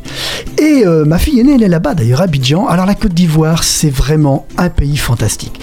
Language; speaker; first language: French; native; French